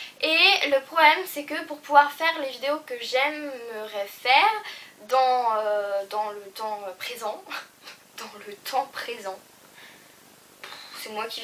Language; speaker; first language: French; native; French